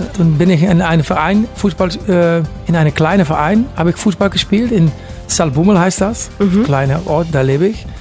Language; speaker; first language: German; non-native, learner; Dutch